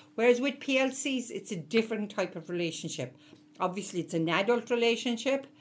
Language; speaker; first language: English; native; English